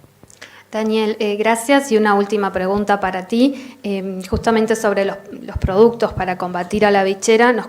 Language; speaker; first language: Spanish; native; Spanish